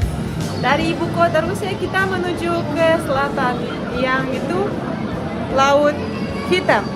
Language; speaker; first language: Indonesian; non-native, fluent; Russian